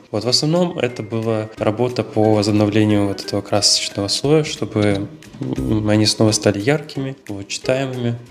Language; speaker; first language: Russian; native; Russian